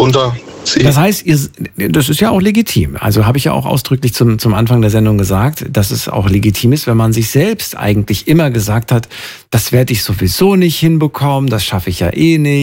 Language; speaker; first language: German; native; German